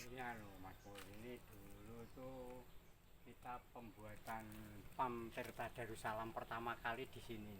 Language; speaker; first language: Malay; non-native, local second language; Javanese